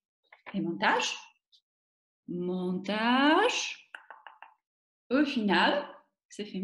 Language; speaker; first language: French; non-native, fluent; Slovak